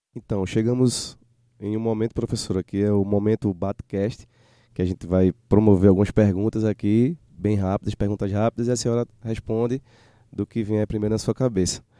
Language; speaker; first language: Portuguese; native; Portuguese